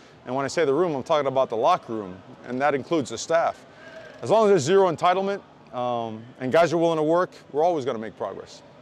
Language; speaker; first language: English; early bilingual, other home language; Spanish